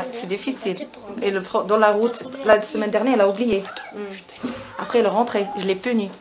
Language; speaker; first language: French; non-native, learner; Arabic